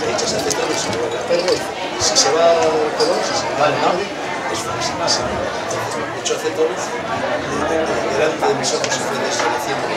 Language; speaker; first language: Spanish; native; Spanish